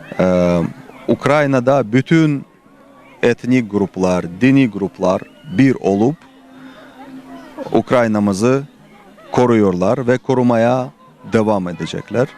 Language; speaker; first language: Turkish; non-native, fluent; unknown